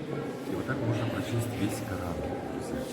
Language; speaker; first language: Russian; native; Russian